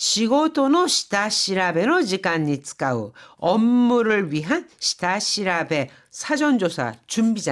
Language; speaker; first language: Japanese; non-native, fluent; Korean